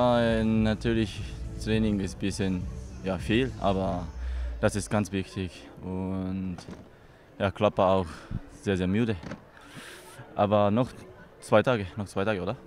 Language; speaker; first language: German; non-native, learner; Japanese